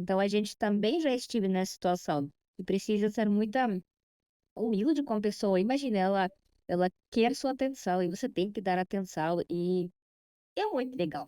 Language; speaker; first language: Portuguese; non-native, fluent; Russian